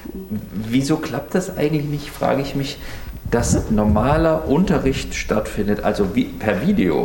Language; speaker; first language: German; native; German